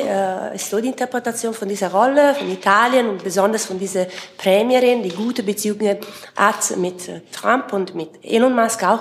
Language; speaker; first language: German; non-native, fluent; Italian